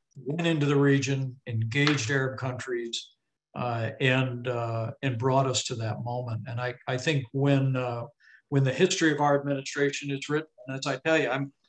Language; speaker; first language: English; native; English